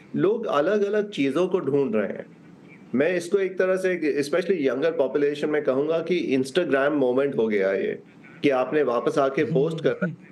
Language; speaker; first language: Hindi; native; Hindi